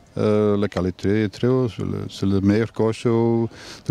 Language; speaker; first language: French; non-native, local second language; Dutch